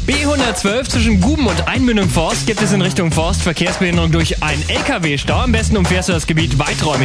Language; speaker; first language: German; native; German